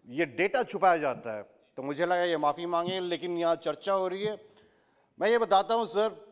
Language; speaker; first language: Hindi; non-native, local second language; Odia